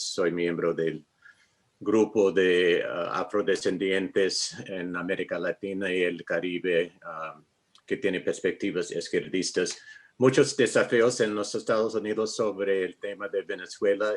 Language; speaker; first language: Spanish; non-native, fluent; English